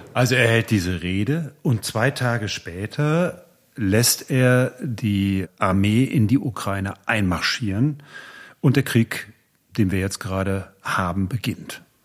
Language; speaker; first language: German; native; German